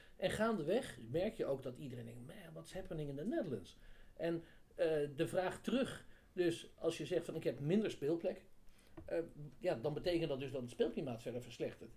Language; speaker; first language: Dutch; native; Dutch